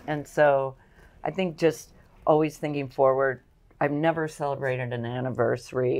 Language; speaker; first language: English; native; English